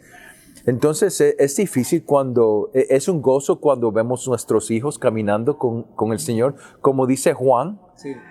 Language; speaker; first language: Spanish; early bilingual, heritage; English